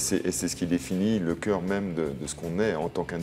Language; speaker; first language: French; native; French